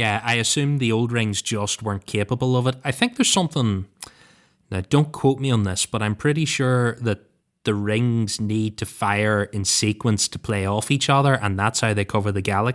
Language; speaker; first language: English; native; English